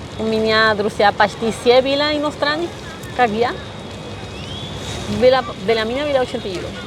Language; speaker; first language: Russian; non-native, learner; Spanish